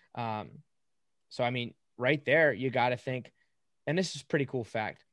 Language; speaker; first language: English; native; English